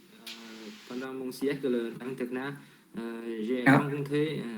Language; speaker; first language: French; non-native, learner; Vietnamese